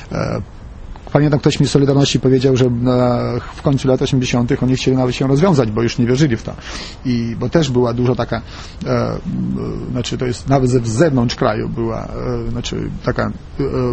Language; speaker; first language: Polish; non-native, fluent; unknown